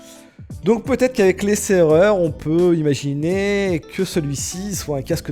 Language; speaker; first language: French; native; French